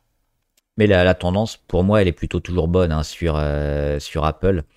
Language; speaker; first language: French; native; French